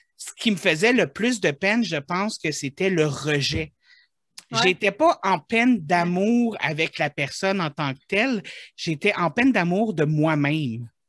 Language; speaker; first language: French; native; French